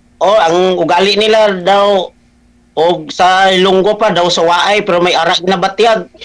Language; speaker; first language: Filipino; non-native, local second language; Cebuano